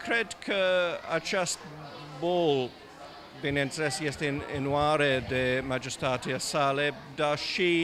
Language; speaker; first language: Romanian; non-native, learner; English